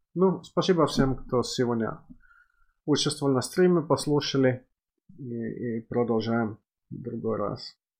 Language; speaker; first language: Russian; non-native, fluent; Finnish